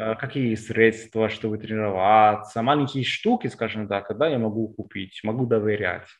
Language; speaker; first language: Russian; non-native, fluent; Italian